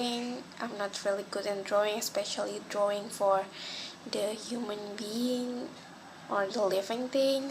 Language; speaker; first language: English; non-native, local second language; Malay